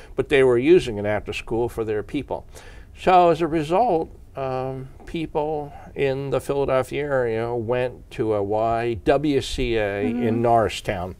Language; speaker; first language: English; native; English